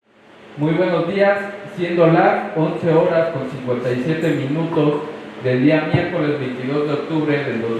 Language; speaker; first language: Spanish; native; Spanish